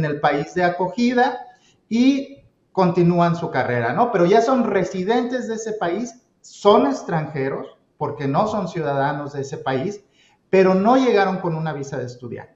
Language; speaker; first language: Spanish; native; Spanish